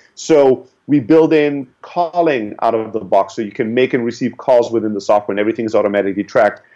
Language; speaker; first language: English; early bilingual, other home language; German